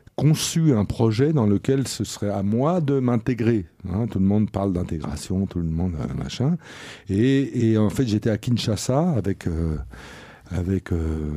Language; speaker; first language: French; native; French